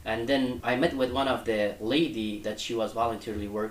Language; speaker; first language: English; non-native, fluent; Persian